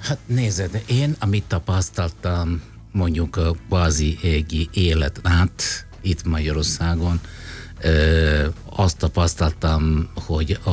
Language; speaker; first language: Hungarian; non-native, fluent; Italian